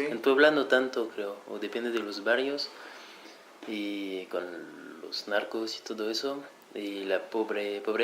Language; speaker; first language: Spanish; non-native, fluent; French